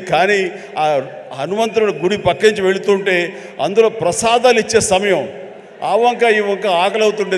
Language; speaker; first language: Telugu; native; Telugu